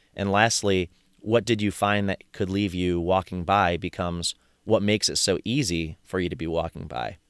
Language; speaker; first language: English; native; English